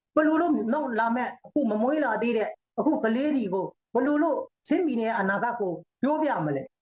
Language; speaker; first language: Burmese; non-native, local second language; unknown